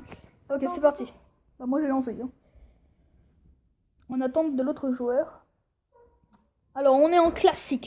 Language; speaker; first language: French; native; French